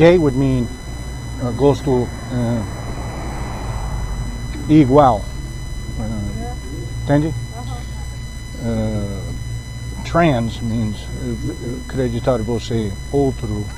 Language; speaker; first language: Portuguese; non-native, learner; English